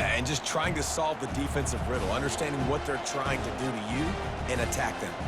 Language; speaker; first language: English; native; English